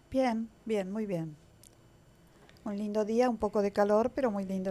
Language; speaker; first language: Spanish; native; Spanish